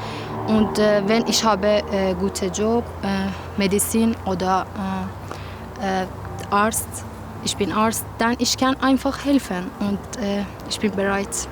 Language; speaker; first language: German; non-native, learner; Persian